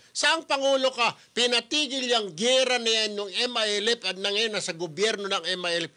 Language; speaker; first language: Filipino; native; Filipino